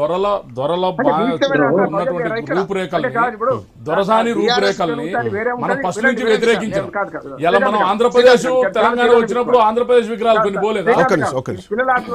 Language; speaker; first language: Telugu; native; Telugu